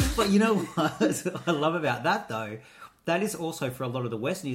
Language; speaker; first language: English; native; English